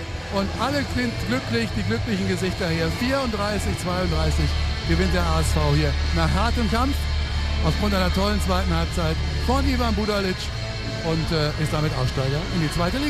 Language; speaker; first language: German; native; German